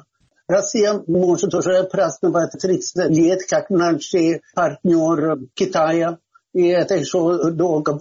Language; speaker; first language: Russian; non-native, fluent; Swedish